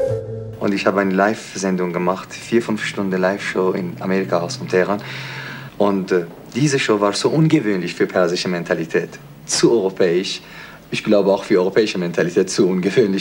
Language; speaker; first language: German; non-native, fluent; Persian